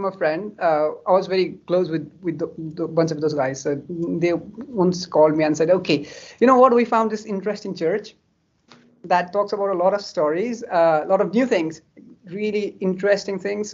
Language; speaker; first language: English; non-native, local second language; Nepali